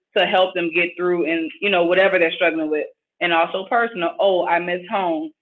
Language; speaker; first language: English; native; English